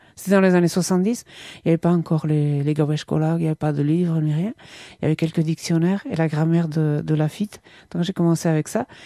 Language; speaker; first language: French; non-native, local second language; Basque